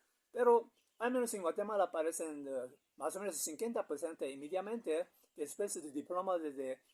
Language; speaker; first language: Spanish; non-native, learner; Korean